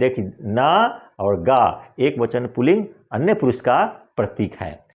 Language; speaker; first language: Hindi; native; Hindi